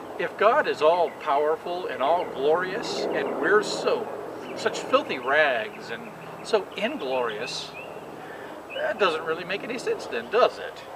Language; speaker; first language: English; native; English